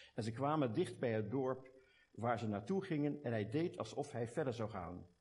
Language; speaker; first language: Dutch; native; Dutch